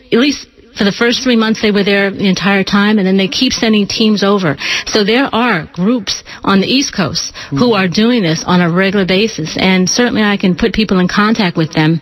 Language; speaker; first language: English; native; English